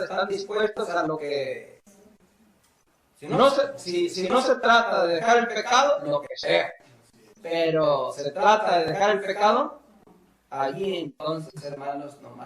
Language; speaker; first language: Spanish; native; Spanish